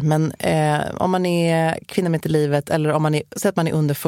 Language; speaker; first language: Swedish; native; Swedish